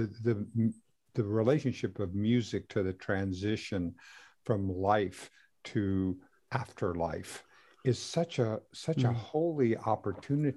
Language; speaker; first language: English; non-native, fluent; Spanish